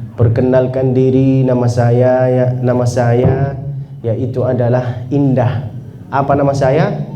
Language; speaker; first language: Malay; non-native, fluent; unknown